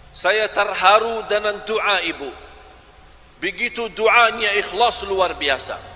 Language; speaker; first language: Malay; non-native, fluent; Arabic